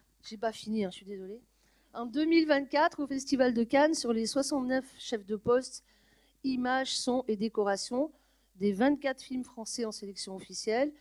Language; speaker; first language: French; native; French